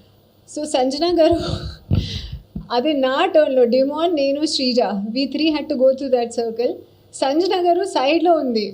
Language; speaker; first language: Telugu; non-native, learner; Hindi